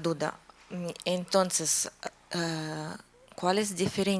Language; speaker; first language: Spanish; non-native, learner; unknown